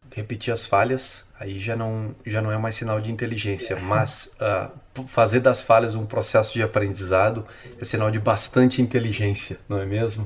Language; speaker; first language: Portuguese; native; Portuguese